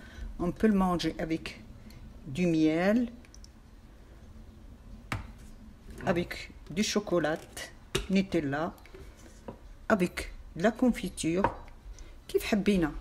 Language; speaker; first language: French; non-native, fluent; Arabic